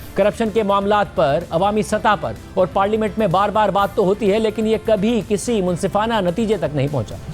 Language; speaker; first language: Urdu; native; Urdu